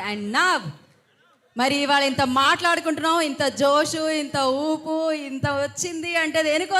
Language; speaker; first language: Telugu; native; Telugu